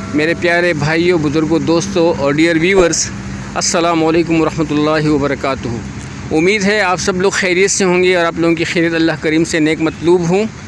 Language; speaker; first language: Urdu; non-native, local second language; Pashto